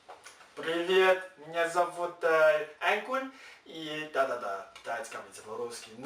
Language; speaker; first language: Russian; non-native, learner; Chinese